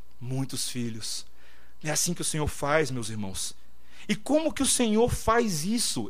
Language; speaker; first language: Portuguese; native; Portuguese